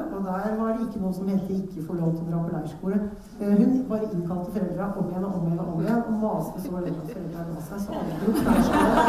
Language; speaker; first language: Norwegian; native; Norwegian